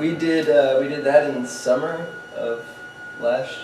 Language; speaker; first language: English; native; English